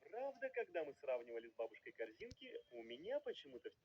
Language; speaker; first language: Russian; native; Russian